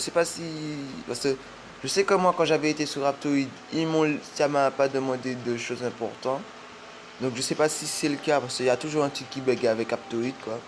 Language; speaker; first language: French; native; French